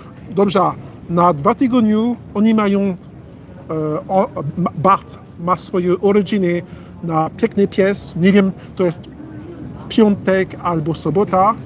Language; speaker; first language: Polish; non-native, learner; French